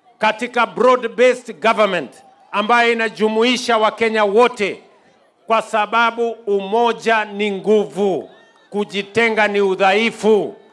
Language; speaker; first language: Swahili; non-native, local second language; Kalenjin